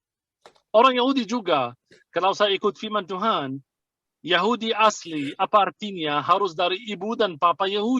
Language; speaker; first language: Indonesian; non-native, fluent; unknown